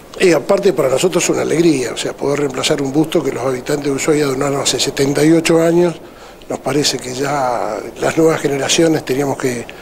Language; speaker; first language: Spanish; native; Spanish